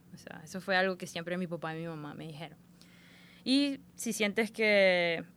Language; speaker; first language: Spanish; native; Spanish